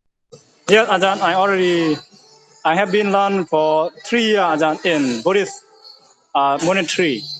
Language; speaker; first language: English; non-native, learner; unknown